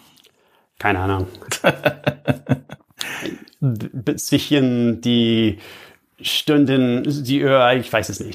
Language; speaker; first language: German; non-native, learner; English